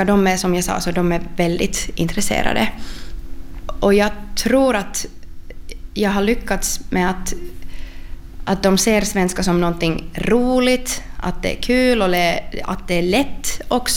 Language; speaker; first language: Swedish; non-native, local second language; Finnish